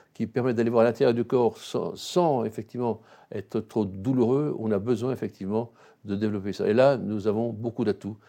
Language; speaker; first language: French; native; French